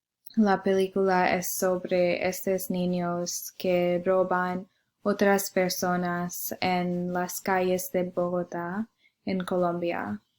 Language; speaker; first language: Spanish; non-native, learner; English